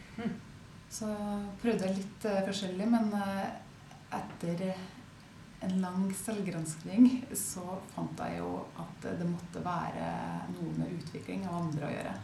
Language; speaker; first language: Norwegian; native; Norwegian